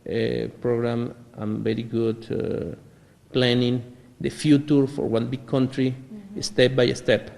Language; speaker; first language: English; non-native, learner; Spanish